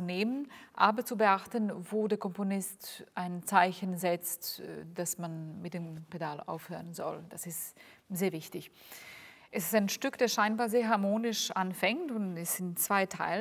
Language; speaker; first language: German; non-native, fluent; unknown